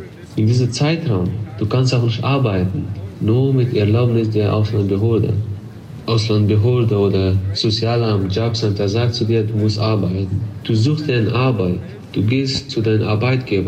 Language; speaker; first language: German; non-native, fluent; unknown